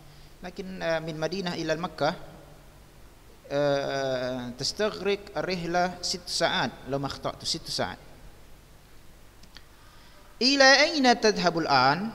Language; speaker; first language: Arabic; non-native, fluent; Indonesian